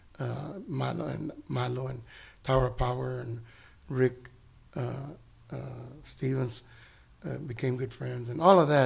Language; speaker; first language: English; early bilingual, other home language; Spanish